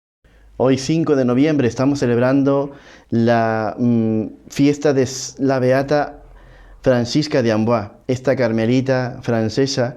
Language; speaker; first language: Spanish; native; Spanish